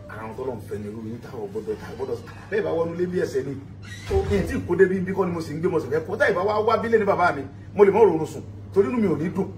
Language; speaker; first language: Yoruba; native; Yoruba